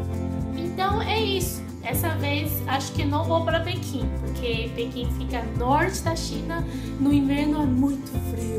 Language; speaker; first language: Portuguese; non-native, fluent; Chinese